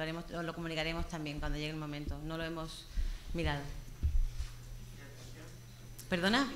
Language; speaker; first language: Spanish; native; Spanish